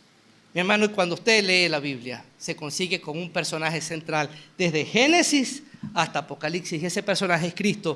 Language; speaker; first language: Spanish; native; Spanish